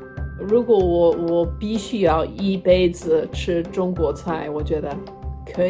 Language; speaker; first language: Chinese; non-native, fluent; English